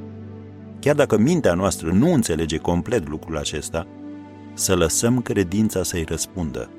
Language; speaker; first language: Romanian; native; Romanian